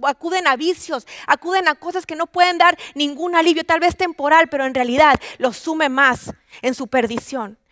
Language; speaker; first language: Spanish; native; Spanish